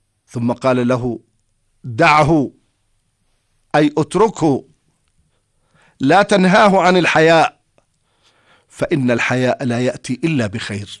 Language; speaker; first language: Arabic; native; Arabic